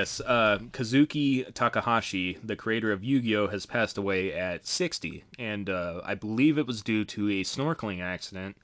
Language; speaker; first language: English; native; English